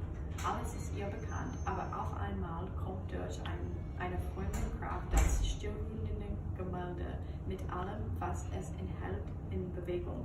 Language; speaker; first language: German; non-native, learner; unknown